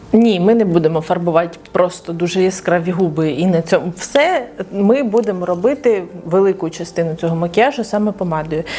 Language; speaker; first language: Ukrainian; non-native, local second language; Russian